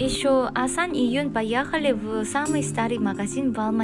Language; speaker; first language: Russian; non-native, learner; Korean